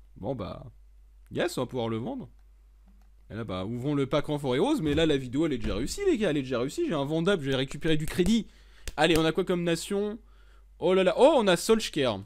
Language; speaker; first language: French; native; French